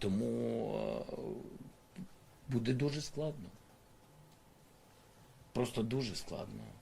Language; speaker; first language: Ukrainian; non-native, local second language; Russian